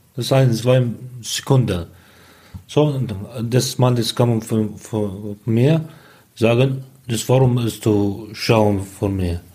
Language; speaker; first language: German; non-native, learner; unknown